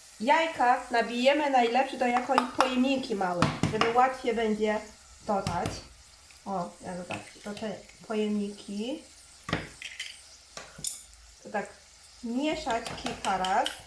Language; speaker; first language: Polish; non-native, learner; Chinese